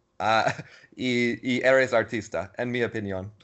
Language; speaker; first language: Spanish; non-native, learner; English